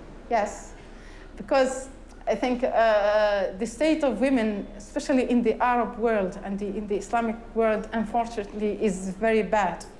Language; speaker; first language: English; non-native, fluent; Arabic